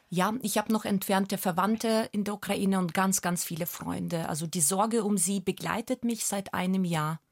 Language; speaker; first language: German; non-native, fluent; Russian